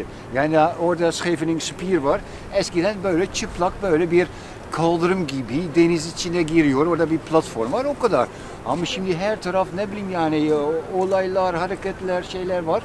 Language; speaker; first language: Turkish; non-native, fluent; Dutch